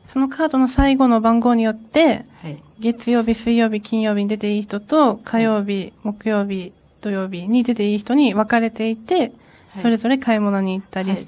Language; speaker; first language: Japanese; native; Japanese